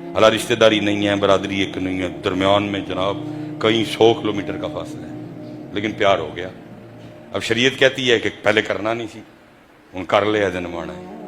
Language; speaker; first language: Urdu; non-native, local second language; Punjabi